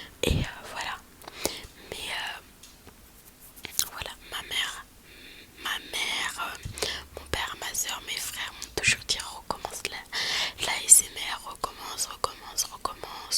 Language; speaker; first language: French; native; French